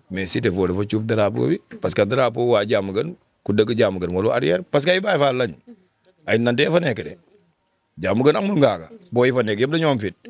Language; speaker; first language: Wolof; non-native, local second language; Fula